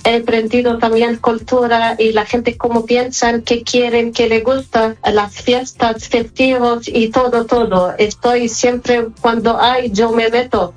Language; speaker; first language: Spanish; non-native, fluent; Arabic